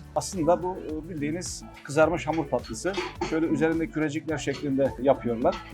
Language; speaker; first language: Turkish; native; Turkish